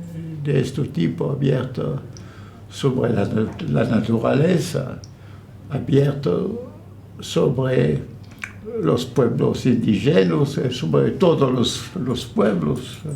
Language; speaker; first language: Spanish; non-native, fluent; French